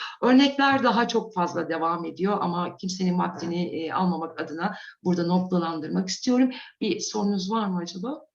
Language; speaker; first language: Turkish; native; Turkish